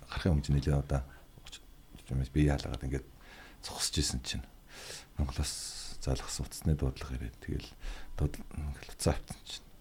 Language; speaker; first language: Mongolian; native; Mongolian